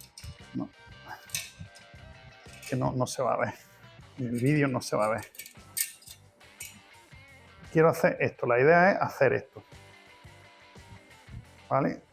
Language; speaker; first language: Spanish; native; Spanish